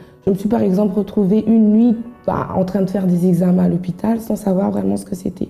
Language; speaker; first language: French; native; French